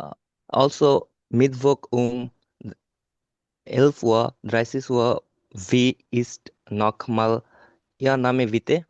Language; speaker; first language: German; non-native, learner; Bangla